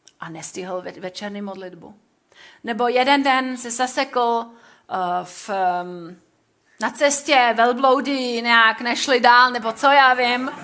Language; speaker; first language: Czech; non-native, fluent; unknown